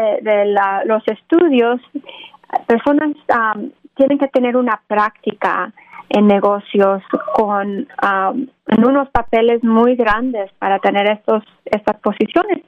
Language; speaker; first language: Spanish; early bilingual, other home language; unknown